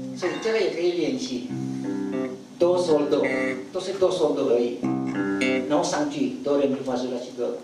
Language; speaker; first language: Chinese; non-native, fluent; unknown